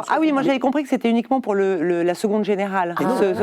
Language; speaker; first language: French; native; French